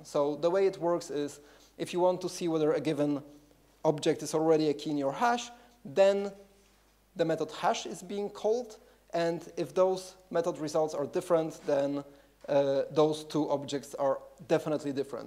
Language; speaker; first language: English; non-native, fluent; Polish